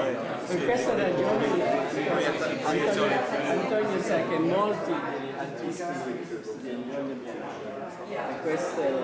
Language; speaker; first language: Italian; non-native, learner; English